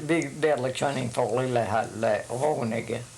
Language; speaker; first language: Irish; native; Irish